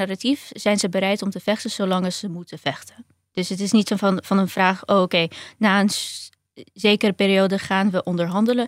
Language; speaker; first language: Dutch; early bilingual, other home language; Ukrainian